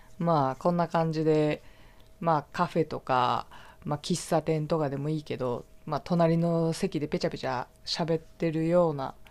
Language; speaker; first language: Japanese; native; Japanese